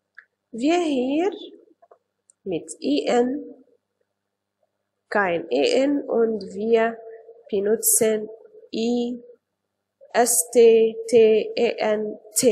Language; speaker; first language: German; non-native, fluent; Arabic